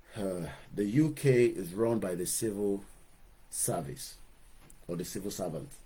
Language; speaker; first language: English; non-native, local second language; Yoruba